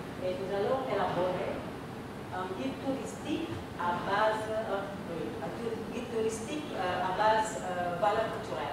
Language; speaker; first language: French; non-native, fluent; Indonesian